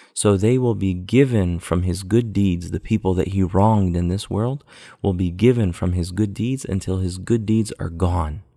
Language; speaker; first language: English; native; English